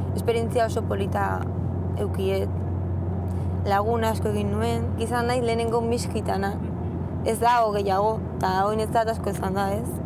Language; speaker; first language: Basque; non-native, local second language; Spanish